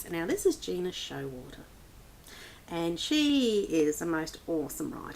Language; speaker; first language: English; native; English